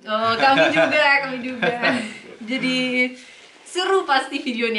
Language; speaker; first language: Indonesian; non-native, fluent; Dutch